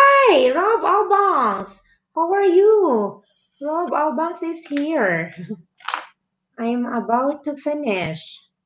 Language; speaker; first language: English; non-native, local second language; Filipino